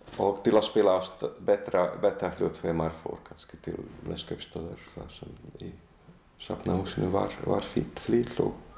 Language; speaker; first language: Icelandic; non-native, fluent; Hungarian